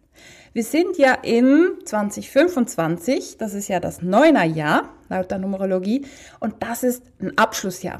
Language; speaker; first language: German; native; German